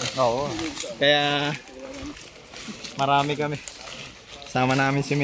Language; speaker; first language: Filipino; native; Filipino